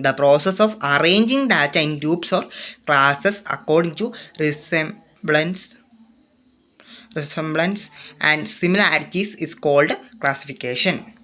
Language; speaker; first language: English; non-native, local second language; Malayalam